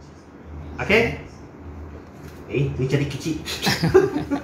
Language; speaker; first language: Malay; non-native, local second language; Chinese